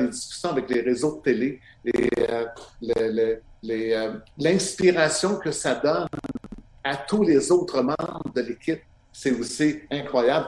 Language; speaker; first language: French; native; French